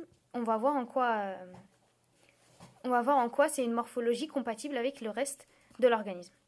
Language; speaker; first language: French; native; French